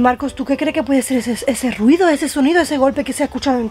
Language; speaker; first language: Spanish; native; Spanish